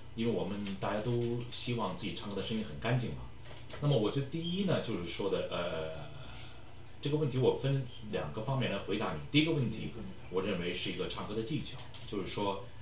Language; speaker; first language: Chinese; native; Chinese